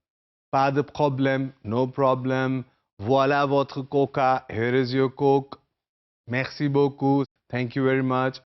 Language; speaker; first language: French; non-native, fluent; Urdu